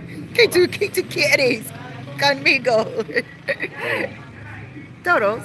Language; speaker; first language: Spanish; non-native, learner; English